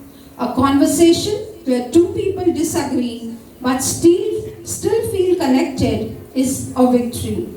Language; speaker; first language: English; non-native, local second language; Marathi